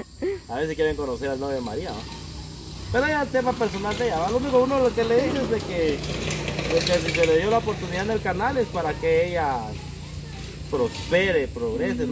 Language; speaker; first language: Spanish; native; Spanish